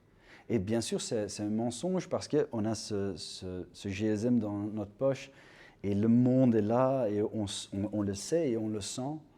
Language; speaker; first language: French; non-native, local second language; Dutch